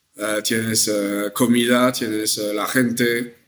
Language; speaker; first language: Spanish; non-native, fluent; French